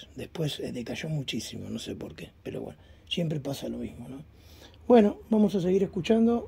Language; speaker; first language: Spanish; native; Spanish